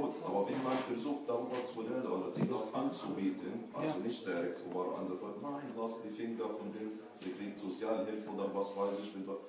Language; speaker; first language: German; non-native, learner; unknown